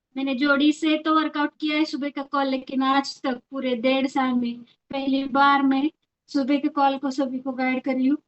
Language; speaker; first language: Hindi; non-native, local second language; Marathi